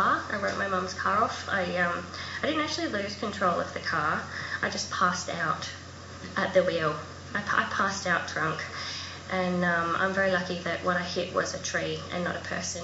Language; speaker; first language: English; native; English